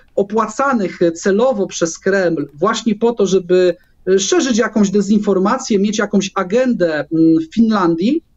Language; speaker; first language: Polish; native; Polish